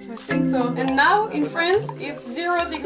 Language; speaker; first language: English; non-native, learner; French